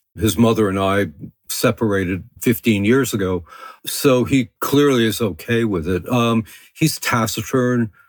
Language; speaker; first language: English; early bilingual, other home language; French